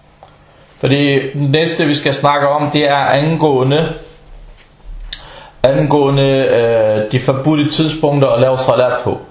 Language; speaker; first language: Danish; non-native, fluent; Arabic